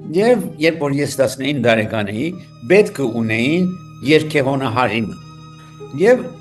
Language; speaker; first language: Armenian; early bilingual, heritage; Armenian